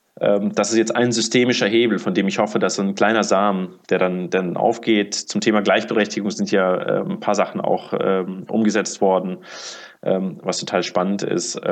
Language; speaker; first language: German; early bilingual, other home language; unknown